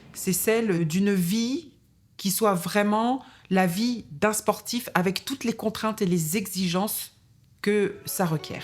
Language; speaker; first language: French; native; French